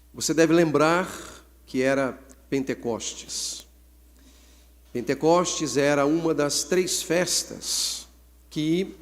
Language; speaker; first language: Portuguese; native; Portuguese